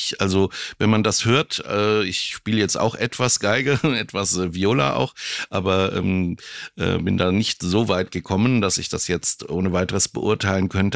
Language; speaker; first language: German; native; German